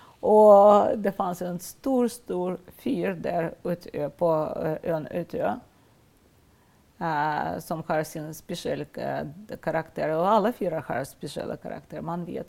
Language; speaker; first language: Swedish; non-native, fluent; Russian